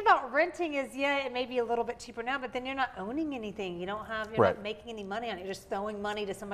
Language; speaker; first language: English; native; English